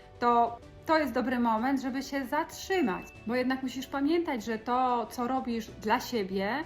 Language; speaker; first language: Polish; native; Polish